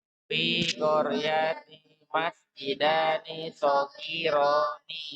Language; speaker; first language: Arabic; non-native, learner; Indonesian